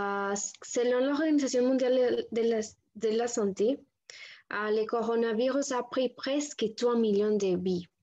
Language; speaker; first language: French; non-native, learner; Spanish